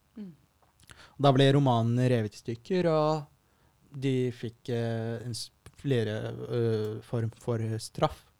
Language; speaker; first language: Norwegian; non-native, fluent; Arabic